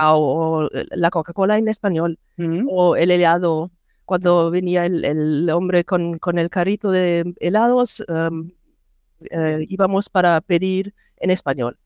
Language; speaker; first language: Spanish; non-native, learner; German